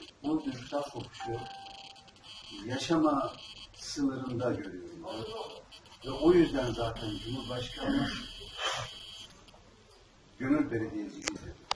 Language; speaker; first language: Turkish; native; Turkish